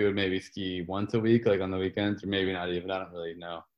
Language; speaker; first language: English; native; English